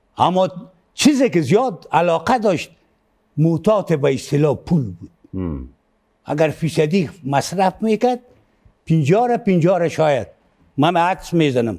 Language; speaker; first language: Persian; native; Persian